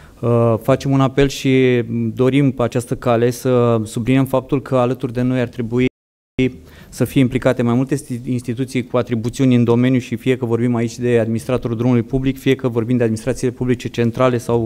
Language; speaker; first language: Romanian; native; Romanian